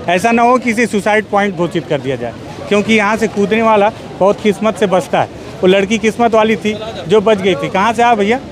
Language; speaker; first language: Hindi; native; Hindi